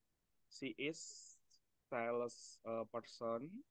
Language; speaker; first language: English; non-native, learner; Indonesian